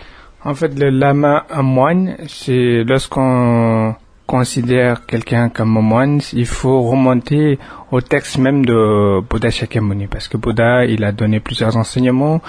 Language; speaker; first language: French; non-native, fluent; Tibetan